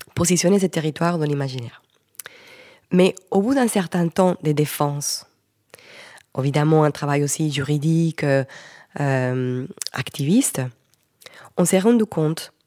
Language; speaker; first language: French; non-native, fluent; Spanish